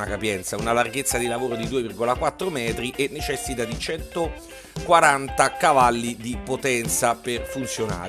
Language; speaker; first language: Italian; native; Italian